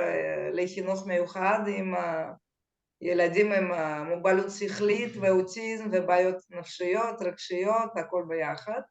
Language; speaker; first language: Hebrew; non-native, fluent; Russian